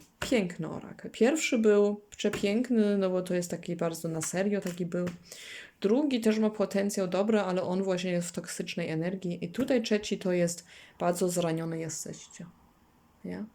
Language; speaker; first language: Polish; non-native, learner; German